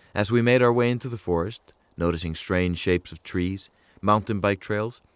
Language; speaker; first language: English; non-native, fluent; Icelandic